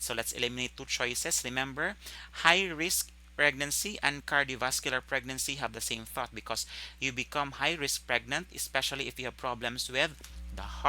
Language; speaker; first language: English; non-native, local second language; Filipino